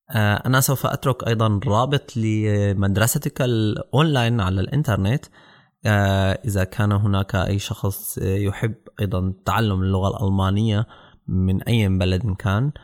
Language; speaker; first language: Arabic; native; Arabic